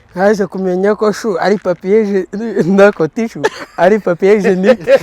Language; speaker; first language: Kinyarwanda; native; Kinyarwanda